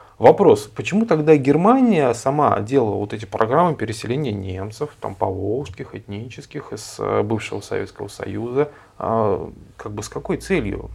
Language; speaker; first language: Russian; native; Russian